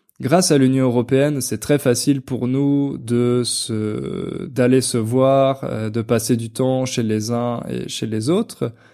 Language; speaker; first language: French; native; French